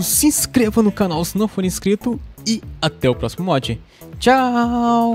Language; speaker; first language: Portuguese; native; Portuguese